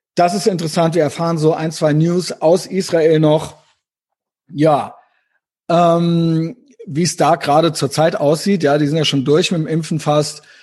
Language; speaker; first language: German; native; German